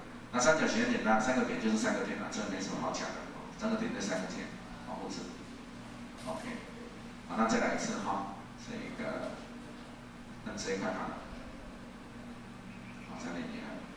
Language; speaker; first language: Chinese; native; Chinese